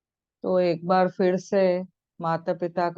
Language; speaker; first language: Hindi; native; Hindi